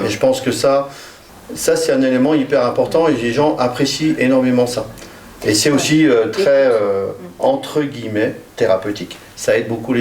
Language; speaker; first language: French; native; French